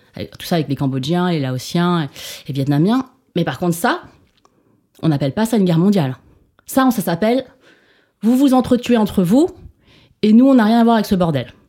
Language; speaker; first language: French; early bilingual, other home language; Chinese